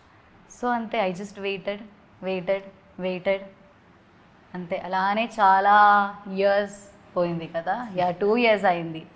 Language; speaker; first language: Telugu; non-native, learner; Malayalam